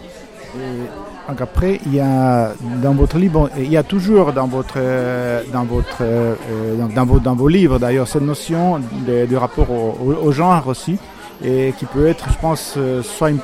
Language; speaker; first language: French; native; French